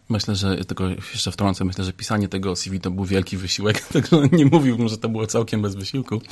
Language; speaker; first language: Polish; native; Polish